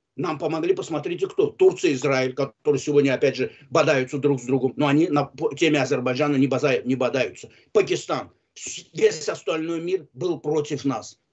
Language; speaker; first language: Russian; non-native, local second language; Azerbaijani